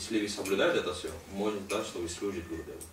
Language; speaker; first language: Russian; non-native, learner; Hindi